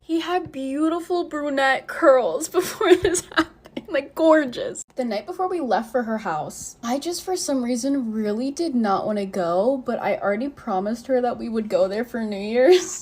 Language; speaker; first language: English; native; English